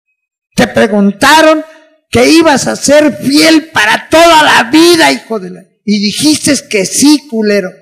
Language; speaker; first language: Spanish; native; Spanish